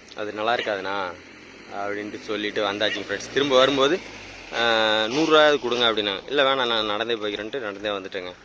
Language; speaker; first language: Tamil; native; Tamil